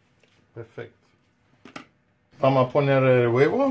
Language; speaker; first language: Spanish; non-native, learner; German